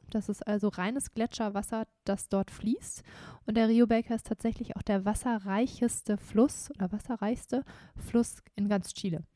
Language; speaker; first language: German; native; German